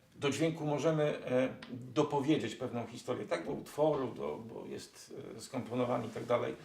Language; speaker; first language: Polish; native; Polish